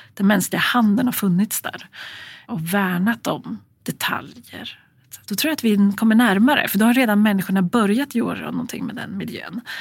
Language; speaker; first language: Swedish; native; Swedish